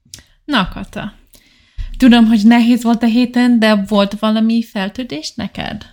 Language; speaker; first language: Hungarian; non-native, learner; English